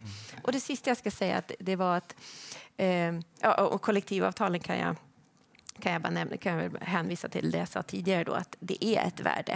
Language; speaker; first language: Swedish; native; Swedish